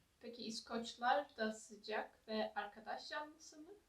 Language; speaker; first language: Turkish; native; Turkish